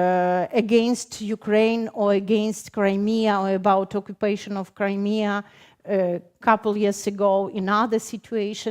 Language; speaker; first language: English; non-native, fluent; Ukrainian